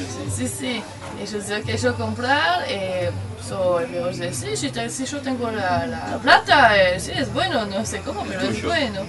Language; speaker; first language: Spanish; non-native, learner; French